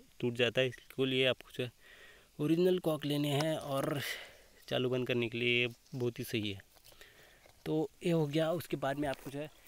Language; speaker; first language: Hindi; non-native, local second language; Marathi